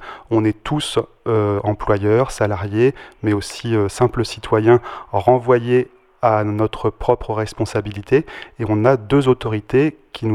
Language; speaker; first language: French; native; French